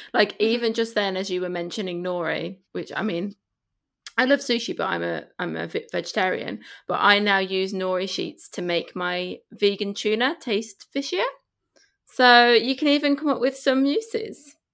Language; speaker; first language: English; early bilingual, other home language; Spanish